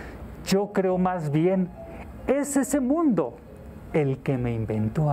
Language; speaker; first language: Spanish; native; Spanish